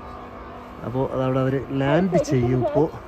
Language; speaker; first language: Malayalam; native; Malayalam